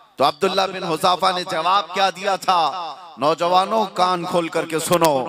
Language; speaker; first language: Hindi; non-native, local second language; Urdu